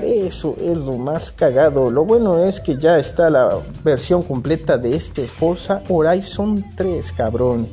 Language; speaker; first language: Spanish; native; Spanish